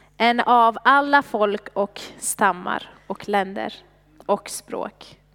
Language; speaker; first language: Swedish; non-native, fluent; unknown